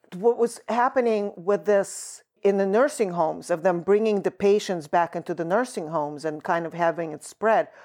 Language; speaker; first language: English; early bilingual, other home language; Russian